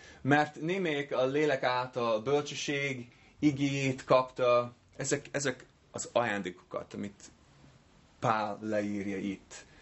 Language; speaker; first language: Hungarian; non-native, fluent; English